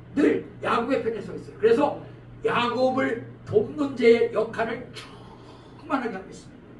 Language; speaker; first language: Korean; native; Korean